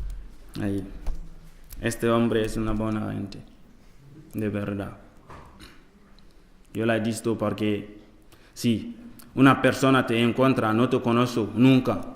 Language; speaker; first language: Spanish; non-native, learner; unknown